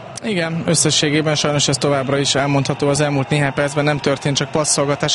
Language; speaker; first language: Hungarian; native; Hungarian